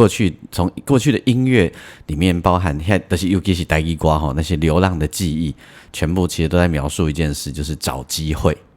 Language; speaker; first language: Chinese; native; Chinese